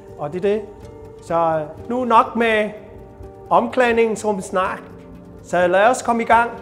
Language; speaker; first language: Danish; non-native, fluent; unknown